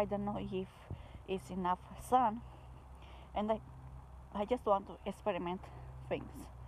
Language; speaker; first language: English; non-native, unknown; Romanian